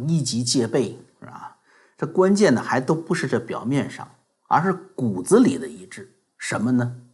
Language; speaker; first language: Chinese; native; Chinese